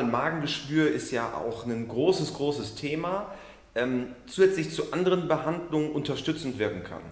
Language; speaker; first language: German; native; German